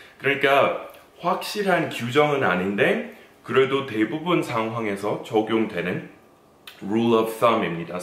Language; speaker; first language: Korean; non-native, fluent; English